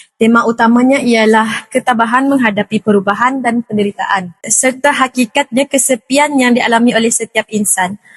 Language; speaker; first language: Malay; native; Malay